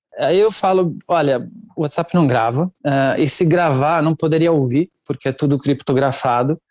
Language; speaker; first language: Portuguese; non-native, fluent; Italian